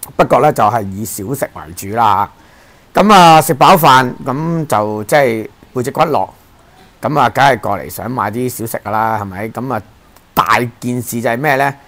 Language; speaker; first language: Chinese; non-native, local second language; Cantonese